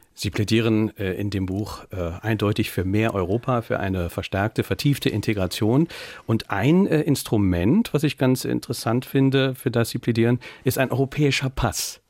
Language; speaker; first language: German; native; German